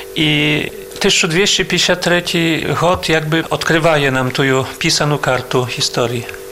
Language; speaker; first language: Polish; non-native, local second language; Belarusian